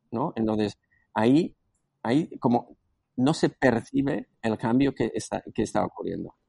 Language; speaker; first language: Spanish; non-native, fluent; Slovak